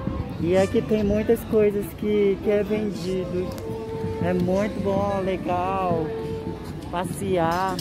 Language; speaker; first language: Portuguese; non-native, local second language; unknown